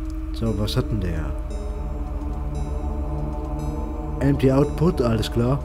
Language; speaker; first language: German; native; German